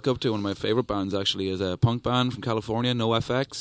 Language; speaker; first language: English; native; English